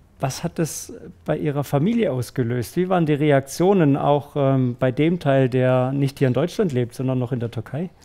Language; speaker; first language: German; native; German